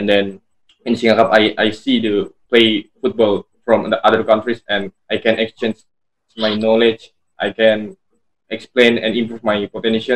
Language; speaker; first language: English; non-native, learner; Indonesian